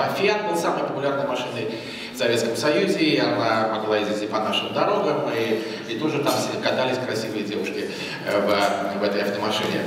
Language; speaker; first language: Russian; native; Russian